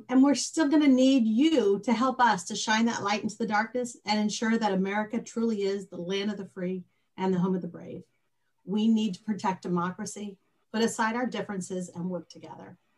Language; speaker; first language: English; native; English